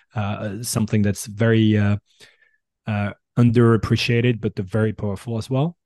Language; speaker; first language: English; non-native, fluent; French